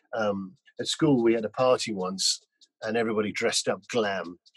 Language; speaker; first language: English; native; English